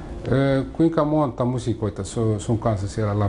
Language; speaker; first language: Finnish; non-native, fluent; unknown